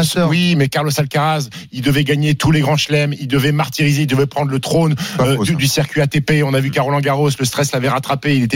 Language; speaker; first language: French; native; French